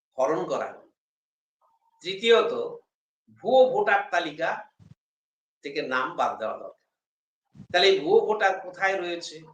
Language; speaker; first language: Bangla; native; Bangla